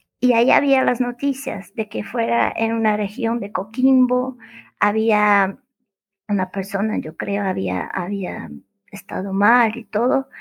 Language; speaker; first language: Spanish; non-native, fluent; Portuguese